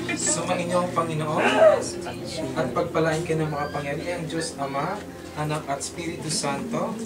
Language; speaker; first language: Filipino; non-native, local second language; Hiligaynon